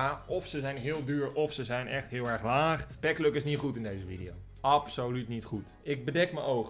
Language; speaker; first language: Dutch; native; Dutch